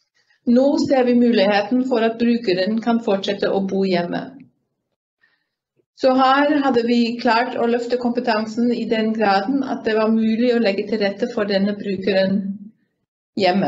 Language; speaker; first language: Norwegian; non-native, fluent; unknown